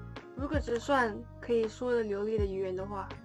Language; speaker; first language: Chinese; non-native, learner; English